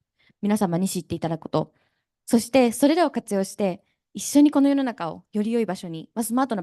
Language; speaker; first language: Japanese; native; Japanese